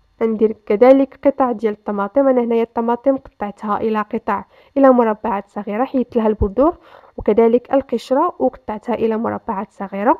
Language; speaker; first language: Arabic; native; Arabic